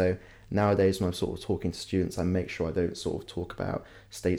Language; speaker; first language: English; native; English